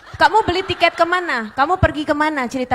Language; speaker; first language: Indonesian; native; Indonesian